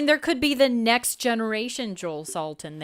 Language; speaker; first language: English; native; English